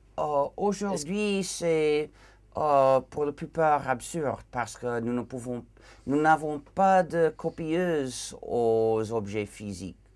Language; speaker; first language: French; non-native, fluent; English